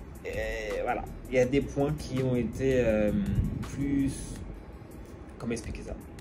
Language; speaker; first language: French; native; French